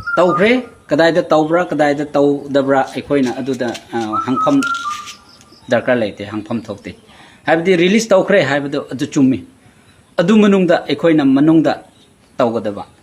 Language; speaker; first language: Manipuri; non-native, local second language; Tangkhul Naga (India)